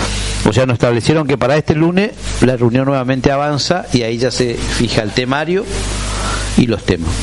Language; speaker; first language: Spanish; native; Spanish